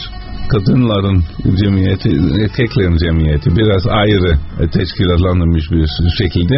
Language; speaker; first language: Turkish; non-native, fluent; Dutch